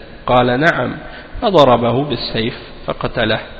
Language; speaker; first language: Arabic; non-native, fluent; French